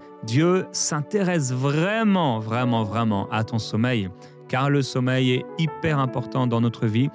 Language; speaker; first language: French; native; French